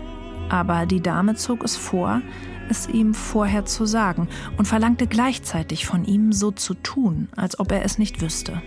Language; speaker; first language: German; native; German